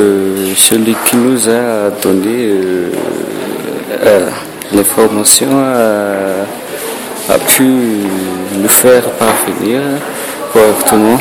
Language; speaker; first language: French; non-native, learner; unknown